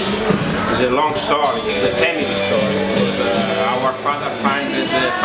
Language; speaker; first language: English; non-native, fluent; Italian